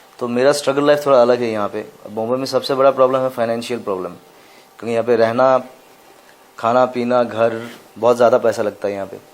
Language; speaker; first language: Hindi; non-native, local second language; Assamese